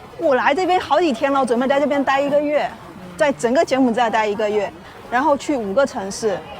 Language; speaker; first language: Chinese; native; Chinese